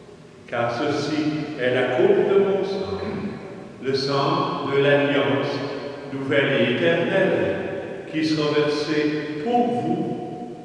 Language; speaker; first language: French; native; French